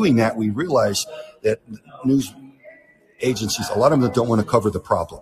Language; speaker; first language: English; native; English